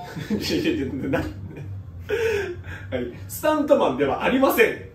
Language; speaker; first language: Japanese; native; Japanese